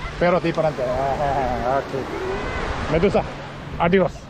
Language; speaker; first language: Spanish; non-native, learner; Korean